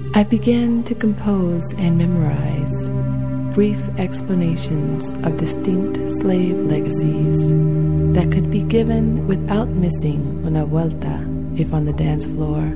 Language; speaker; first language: English; native; English